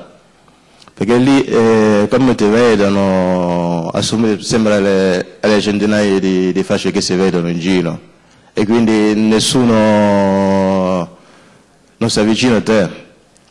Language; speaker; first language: Italian; non-native, fluent; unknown